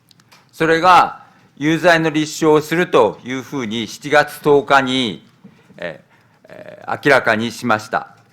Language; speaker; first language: Japanese; native; Japanese